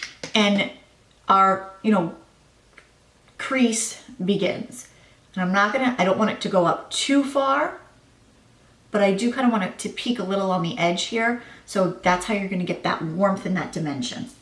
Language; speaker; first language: English; native; English